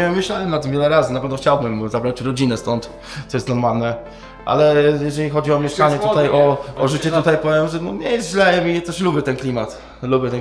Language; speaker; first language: Polish; native; Polish